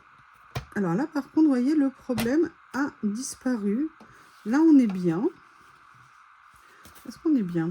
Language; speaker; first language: French; native; French